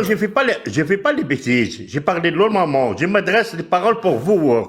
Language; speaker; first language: French; non-native, learner; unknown